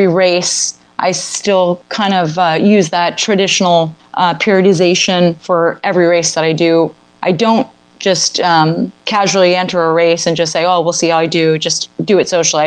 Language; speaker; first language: English; native; English